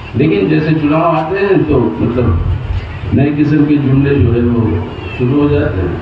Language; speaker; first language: Hindi; non-native, local second language; Telugu